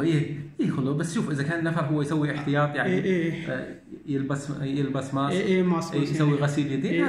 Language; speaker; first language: Arabic; non-native, learner; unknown